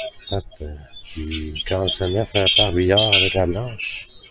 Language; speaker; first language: French; native; French